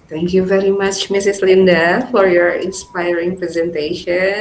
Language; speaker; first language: English; non-native, fluent; Indonesian